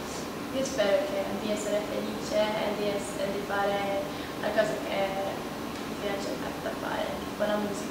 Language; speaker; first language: Italian; non-native, fluent; Maltese